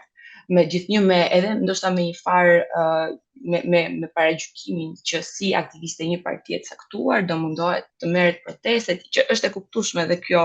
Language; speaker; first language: Albanian; native; Albanian